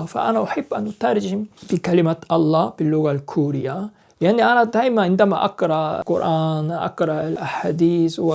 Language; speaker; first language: Arabic; non-native, learner; Korean